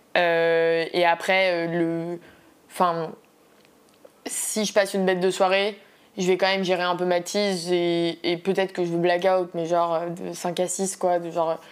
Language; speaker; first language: French; native; French